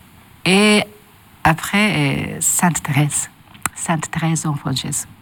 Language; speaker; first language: French; non-native, learner; Japanese